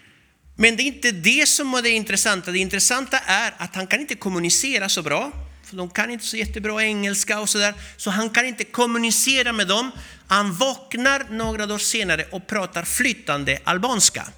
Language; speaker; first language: Swedish; non-native, fluent; Spanish